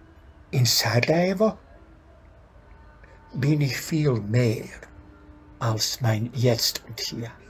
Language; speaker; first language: German; non-native, fluent; Bosnian